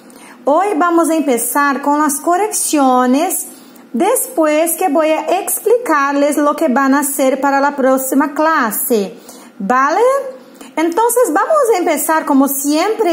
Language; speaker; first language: Spanish; non-native, fluent; Portuguese